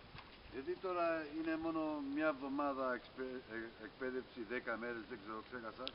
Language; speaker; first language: Greek; early bilingual, heritage; Greek